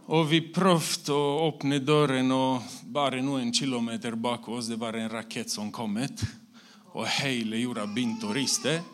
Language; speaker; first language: Norwegian; non-native, fluent; Romanian